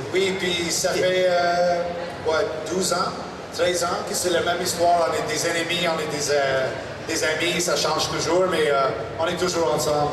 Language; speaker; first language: French; non-native, local second language; English